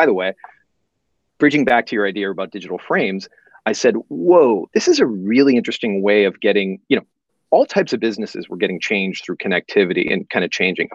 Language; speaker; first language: English; native; English